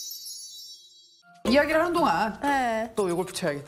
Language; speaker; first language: Korean; native; Korean